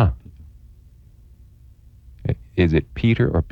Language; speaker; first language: English; native; English